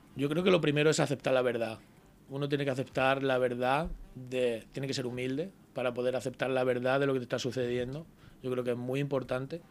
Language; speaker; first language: Spanish; native; Spanish